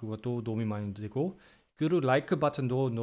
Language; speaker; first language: Korean; non-native, fluent; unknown